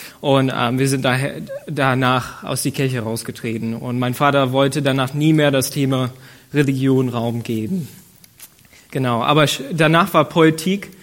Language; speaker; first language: German; non-native, fluent; English